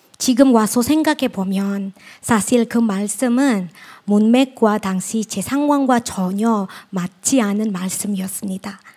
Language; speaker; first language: Korean; non-native, fluent; Indonesian